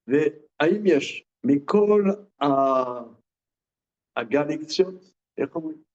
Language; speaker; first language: Hebrew; non-native, fluent; French